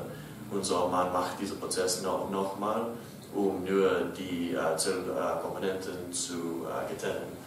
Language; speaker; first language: German; non-native, learner; English